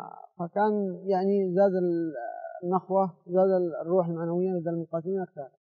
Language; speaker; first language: Arabic; native; Arabic